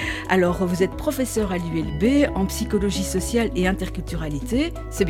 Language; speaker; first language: French; native; French